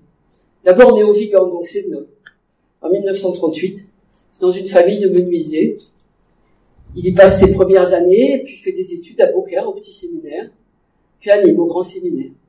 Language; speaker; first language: French; native; French